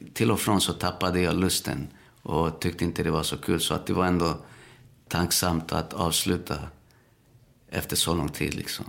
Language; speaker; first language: Swedish; early bilingual, other home language; Spanish